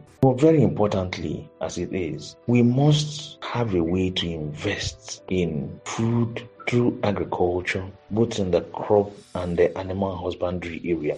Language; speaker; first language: English; non-native, local second language; Igbo